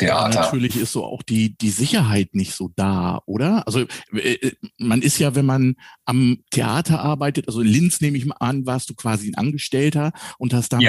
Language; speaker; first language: German; native; German